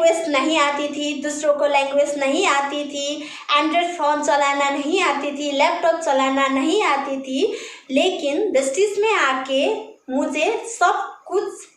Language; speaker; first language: Hindi; non-native, local second language; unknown